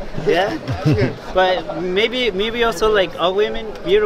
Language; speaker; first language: English; non-native, fluent; Spanish